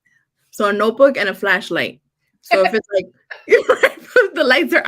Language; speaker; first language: English; native; English